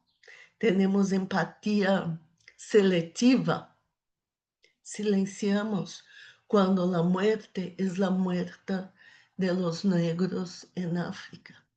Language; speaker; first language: Spanish; non-native, fluent; Portuguese